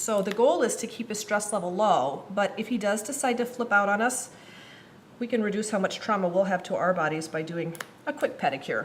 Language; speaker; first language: English; native; English